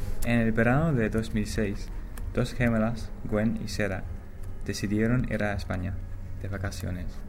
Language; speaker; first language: Spanish; non-native, learner; English